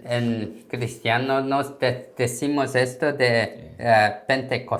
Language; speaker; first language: Spanish; non-native, learner; Korean